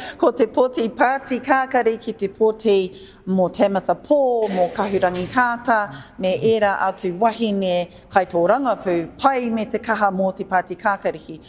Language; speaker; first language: Māori; non-native, local second language; English